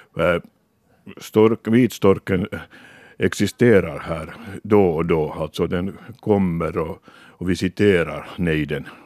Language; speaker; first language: Swedish; non-native, local second language; Finnish